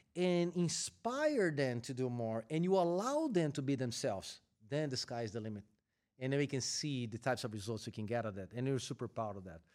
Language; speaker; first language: English; non-native, fluent; Portuguese